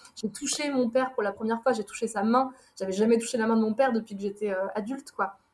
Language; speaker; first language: French; early bilingual, other home language; Arabic